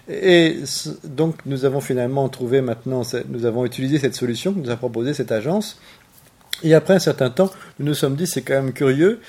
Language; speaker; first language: French; native; French